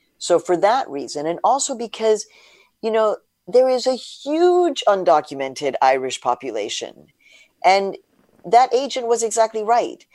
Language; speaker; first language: English; early bilingual, other home language; Spanish